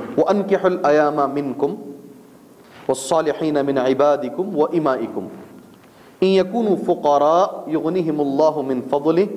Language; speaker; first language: Urdu; native; Urdu